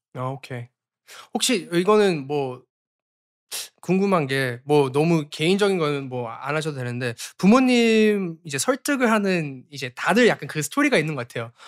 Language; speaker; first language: Korean; early bilingual, heritage; Korean